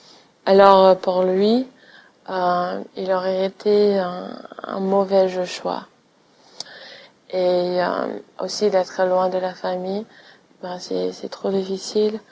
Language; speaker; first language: French; non-native, fluent; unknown